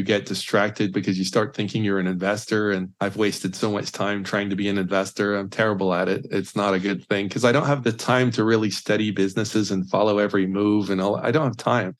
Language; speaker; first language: English; native; English